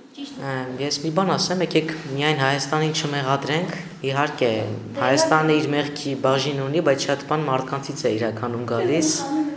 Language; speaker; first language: Armenian; non-native, local second language; Kurdish